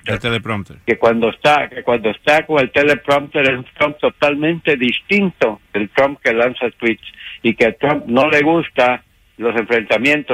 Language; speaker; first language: Spanish; native; Spanish